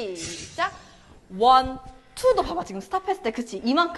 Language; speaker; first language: Korean; native; Korean